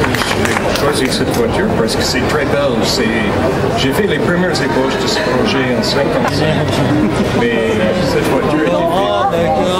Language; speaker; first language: French; non-native, fluent; English